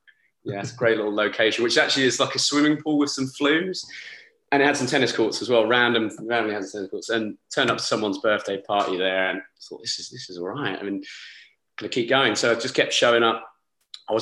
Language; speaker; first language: English; native; English